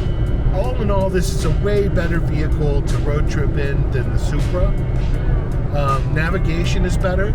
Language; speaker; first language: English; native; English